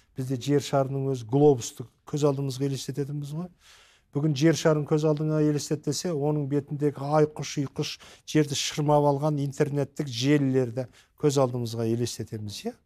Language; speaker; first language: Kazakh; native; Kazakh